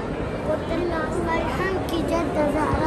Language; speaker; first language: Arabic; early bilingual, other home language; Urdu